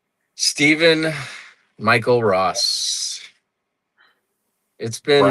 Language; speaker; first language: English; native; English